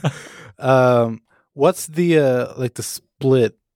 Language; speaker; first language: English; non-native, fluent; Portuguese